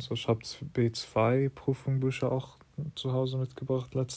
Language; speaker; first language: German; non-native, fluent; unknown